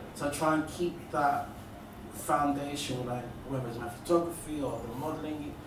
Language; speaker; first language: English; native; English